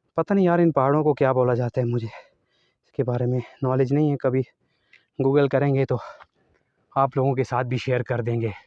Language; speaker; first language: Urdu; non-native, local second language; Northern Hindko